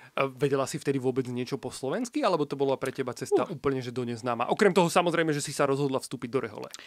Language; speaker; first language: Slovak; native; Slovak